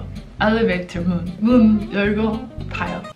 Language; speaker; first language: Korean; non-native, fluent; English